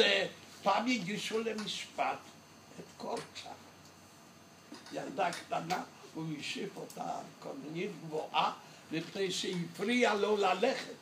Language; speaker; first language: Hebrew; non-native, fluent; Yiddish